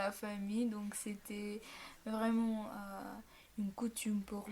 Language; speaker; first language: French; non-native, fluent; Bulgarian